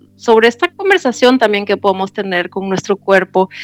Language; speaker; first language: Spanish; non-native, fluent; German